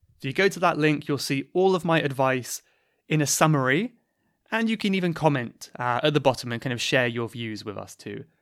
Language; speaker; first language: English; native; English